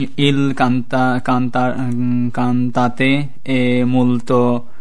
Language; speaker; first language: Italian; non-native, learner; Bangla